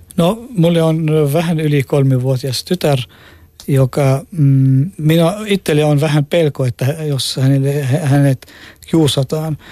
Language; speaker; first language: Finnish; non-native, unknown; Arabic